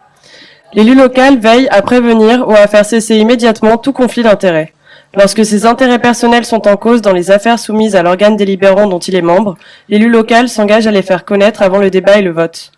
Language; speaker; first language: French; native; French